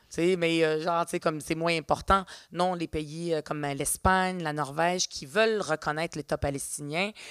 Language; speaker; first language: French; early bilingual, other home language; Arabic